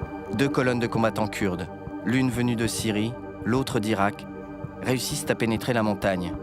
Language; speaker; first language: French; native; French